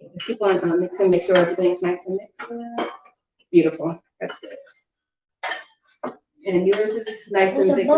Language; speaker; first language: English; native; English